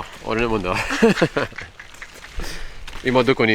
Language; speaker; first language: Japanese; non-native, fluent; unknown